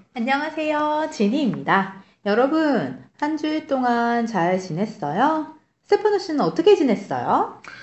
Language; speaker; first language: Korean; native; Korean